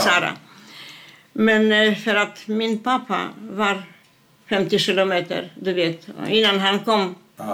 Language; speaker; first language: Swedish; non-native, fluent; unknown